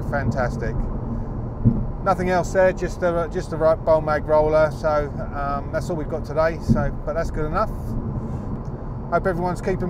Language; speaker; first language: English; native; English